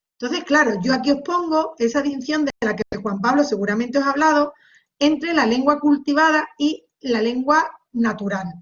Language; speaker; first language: Spanish; native; Spanish